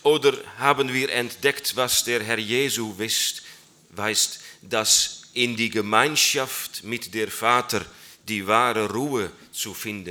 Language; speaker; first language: German; non-native, learner; Dutch